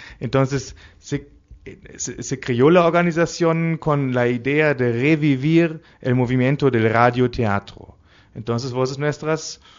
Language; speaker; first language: Spanish; non-native, fluent; German